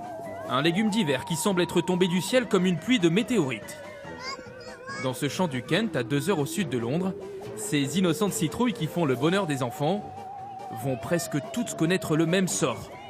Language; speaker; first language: French; native; French